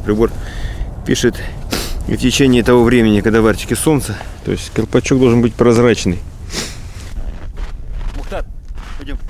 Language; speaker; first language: Russian; native; Russian